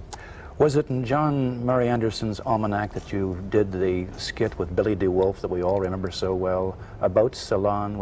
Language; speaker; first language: English; native; English